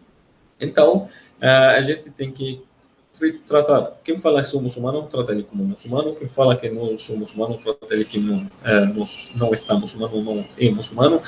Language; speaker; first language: Portuguese; non-native, learner; Arabic